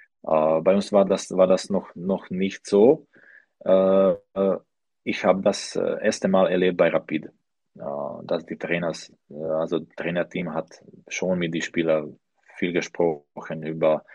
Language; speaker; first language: German; non-native, learner; Slovak